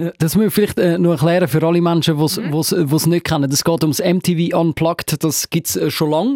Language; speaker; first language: German; native; German